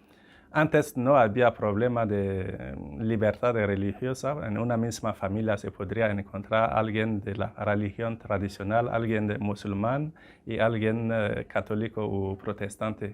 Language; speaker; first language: Spanish; non-native, fluent; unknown